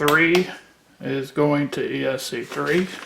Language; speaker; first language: English; native; English